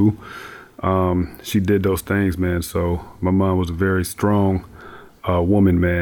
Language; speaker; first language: English; native; English